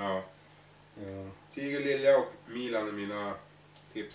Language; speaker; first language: Swedish; native; Swedish